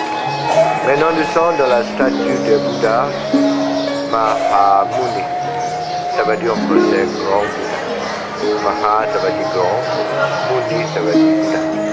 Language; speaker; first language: French; non-native, learner; Burmese